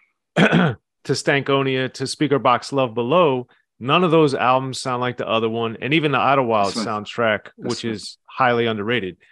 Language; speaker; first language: English; native; English